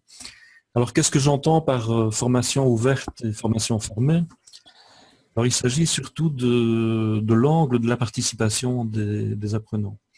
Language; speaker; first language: French; native; French